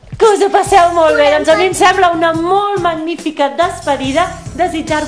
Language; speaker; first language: Catalan; native; Catalan